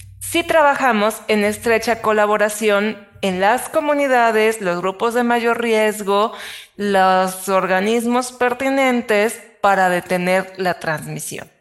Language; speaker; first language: Spanish; native; Spanish